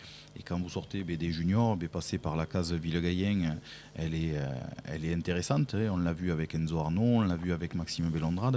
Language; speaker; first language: French; native; French